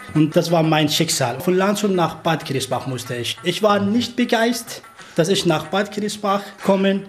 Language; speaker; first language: German; non-native, fluent; Arabic